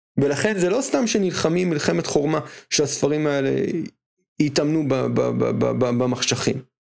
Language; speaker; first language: Hebrew; native; Hebrew